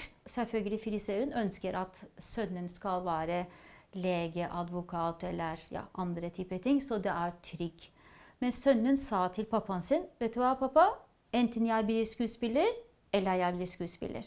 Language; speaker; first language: Norwegian; non-native, fluent; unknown